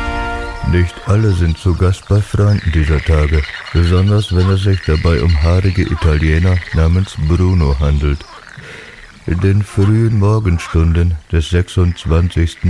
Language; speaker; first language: German; native; German